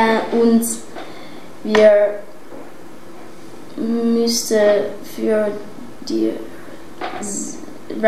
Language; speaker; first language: German; non-native, learner; Dutch